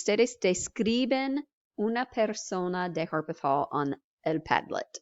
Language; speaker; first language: Spanish; non-native, fluent; English